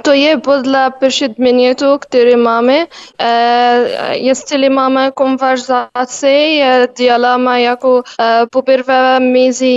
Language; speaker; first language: Czech; non-native, learner; Arabic